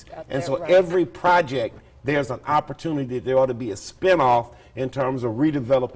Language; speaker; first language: English; native; English